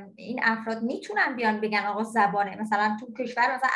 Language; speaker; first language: Persian; non-native, local second language; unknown